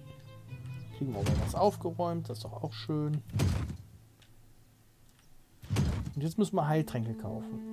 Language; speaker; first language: German; native; German